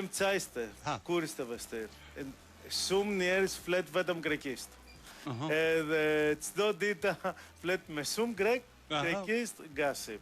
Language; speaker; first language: Albanian; non-native, learner; Greek